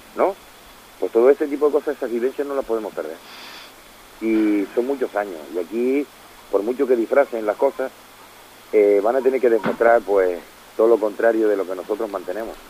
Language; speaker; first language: Spanish; native; Spanish